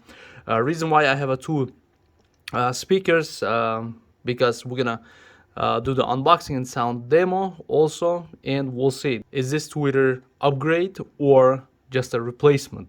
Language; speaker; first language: English; non-native, local second language; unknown